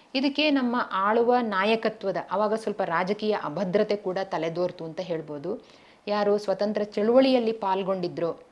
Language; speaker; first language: Kannada; native; Kannada